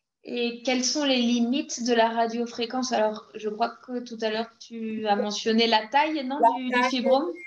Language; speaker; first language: French; native; French